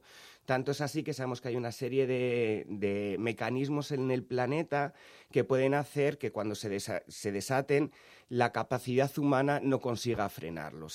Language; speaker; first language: Spanish; native; Spanish